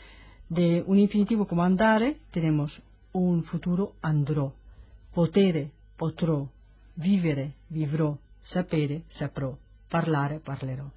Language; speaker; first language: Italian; non-native, fluent; Spanish